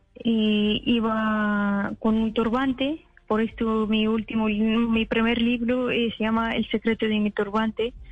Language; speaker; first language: Spanish; non-native, fluent; Persian